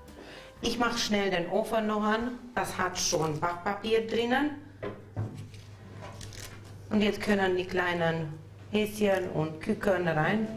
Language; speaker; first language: German; non-native, local second language; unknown